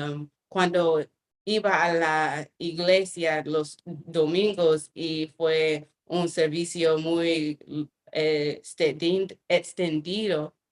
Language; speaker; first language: Spanish; non-native, fluent; English